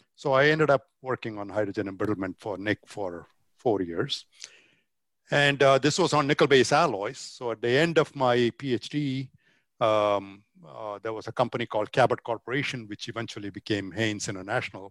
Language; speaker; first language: English; non-native, local second language; Tamil